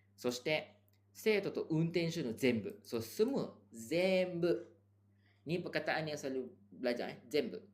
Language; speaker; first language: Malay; native; Malay